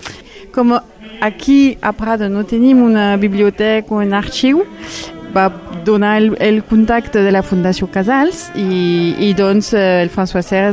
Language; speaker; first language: Catalan; non-native, local second language; French